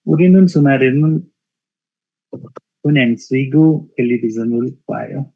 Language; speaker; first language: Korean; non-native, learner; Nepali